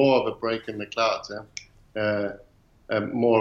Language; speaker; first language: English; native; English